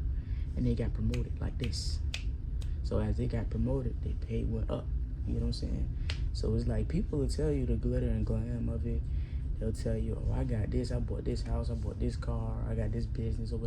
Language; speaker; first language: English; native; English